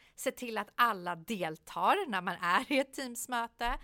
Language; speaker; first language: Swedish; early bilingual, other home language; Persian